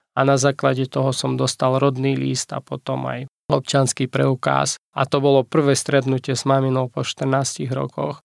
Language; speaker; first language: Slovak; non-native, fluent; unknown